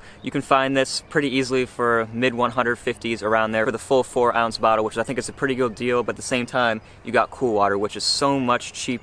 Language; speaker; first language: English; native; English